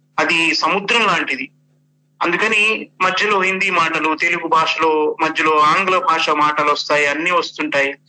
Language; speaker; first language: Telugu; native; Telugu